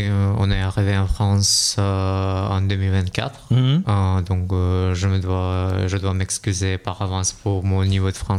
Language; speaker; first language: French; non-native, fluent; Russian